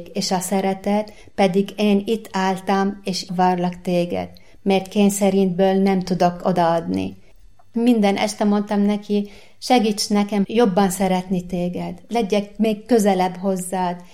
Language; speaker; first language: Hungarian; non-native, learner; Arabic